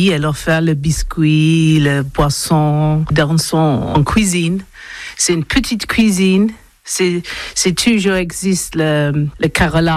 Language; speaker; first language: French; non-native, learner; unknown